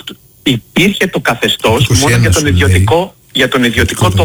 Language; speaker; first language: Greek; native; Greek